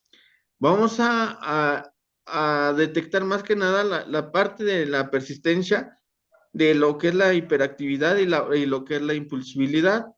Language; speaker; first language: Spanish; native; Spanish